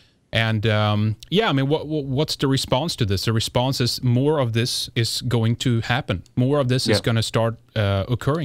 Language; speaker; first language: English; non-native, fluent; Swedish